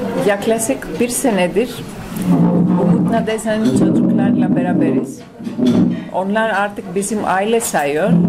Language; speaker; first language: Turkish; non-native, fluent; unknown